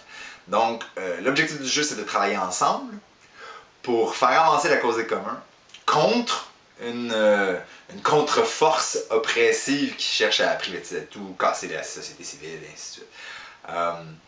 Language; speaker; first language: French; native; French